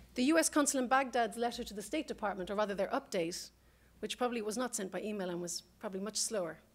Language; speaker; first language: English; native; English